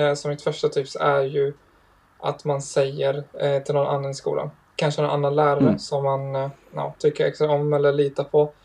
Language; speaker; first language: Swedish; early bilingual, other home language; Arabic